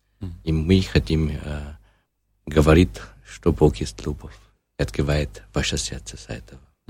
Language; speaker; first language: Russian; non-native, learner; German